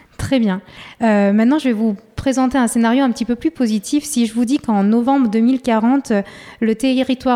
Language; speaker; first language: French; native; French